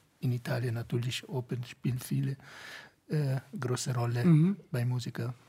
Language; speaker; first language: German; non-native, fluent; Italian